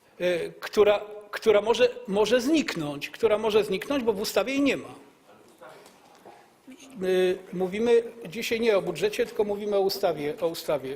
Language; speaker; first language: Polish; native; Polish